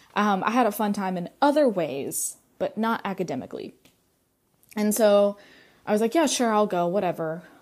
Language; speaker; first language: English; early bilingual, other home language; Russian